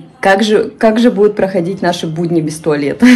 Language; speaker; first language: Russian; native; Russian